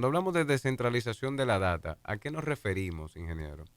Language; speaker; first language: Spanish; native; Spanish